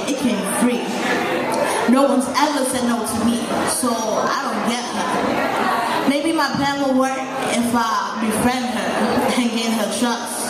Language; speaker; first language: English; native; English